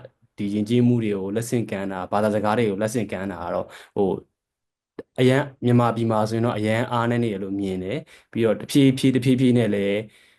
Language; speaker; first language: Burmese; native; Burmese